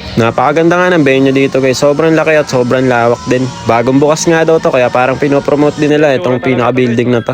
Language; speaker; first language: Filipino; native; Filipino